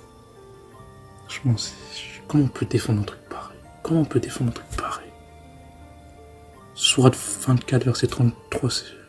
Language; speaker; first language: French; native; French